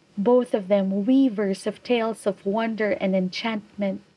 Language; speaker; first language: English; non-native, local second language; Chavacano